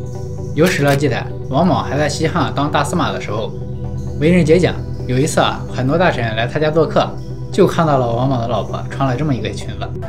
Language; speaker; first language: Chinese; native; Chinese